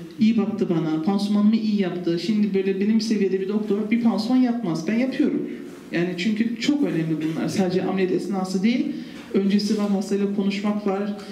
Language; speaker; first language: Turkish; early bilingual, heritage; Turkish